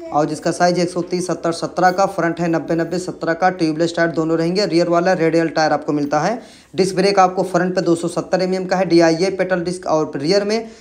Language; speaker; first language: Hindi; native; Hindi